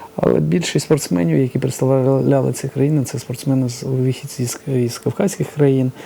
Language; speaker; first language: Ukrainian; early bilingual, other home language; Georgian